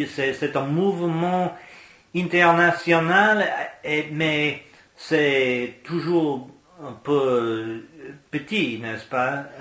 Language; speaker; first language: French; non-native, learner; English